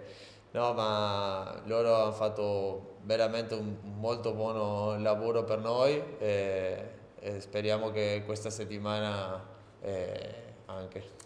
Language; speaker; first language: Italian; non-native, learner; Spanish